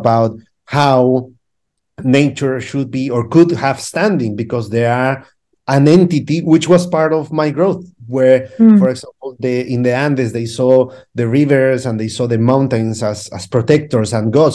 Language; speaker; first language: English; non-native, fluent; Spanish